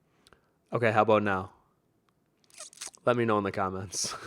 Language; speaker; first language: English; native; English